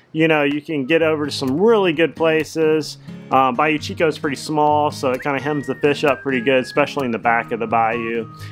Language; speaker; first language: English; native; English